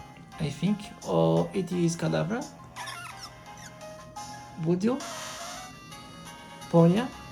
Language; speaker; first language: English; non-native, learner; Portuguese